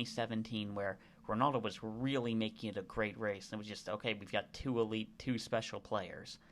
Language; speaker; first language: English; native; English